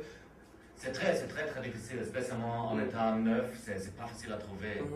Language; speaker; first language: French; non-native, fluent; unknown